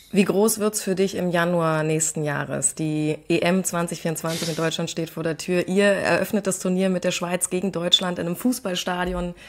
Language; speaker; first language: German; native; German